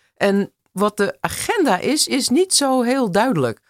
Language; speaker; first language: Dutch; non-native, fluent; English